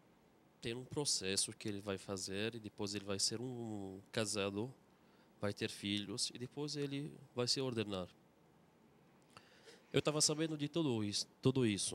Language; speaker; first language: Portuguese; non-native, fluent; Arabic